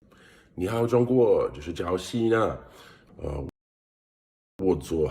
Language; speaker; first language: Chinese; non-native, learner; English